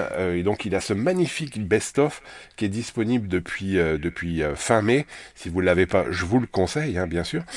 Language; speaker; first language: French; native; French